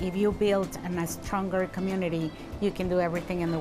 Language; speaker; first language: English; non-native, fluent; Spanish